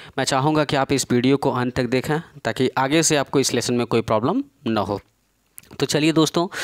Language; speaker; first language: Hindi; native; Hindi